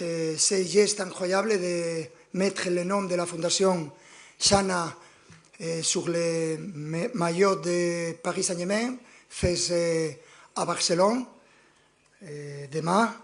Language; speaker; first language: French; non-native, fluent; Spanish